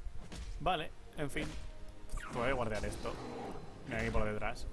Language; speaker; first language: Spanish; native; Spanish